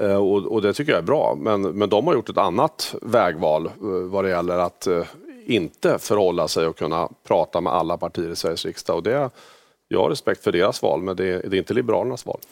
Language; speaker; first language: Swedish; native; Swedish